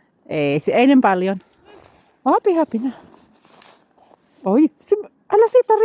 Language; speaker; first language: Finnish; non-native, learner; Filipino